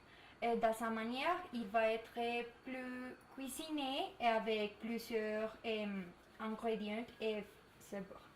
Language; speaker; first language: French; non-native, learner; Spanish